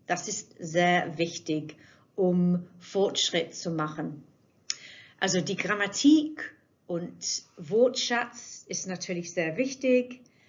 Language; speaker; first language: German; non-native, fluent; English